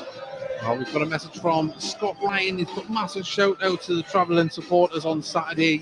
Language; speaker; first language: English; native; English